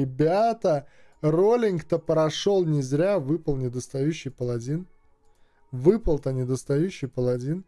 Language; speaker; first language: Russian; native; Russian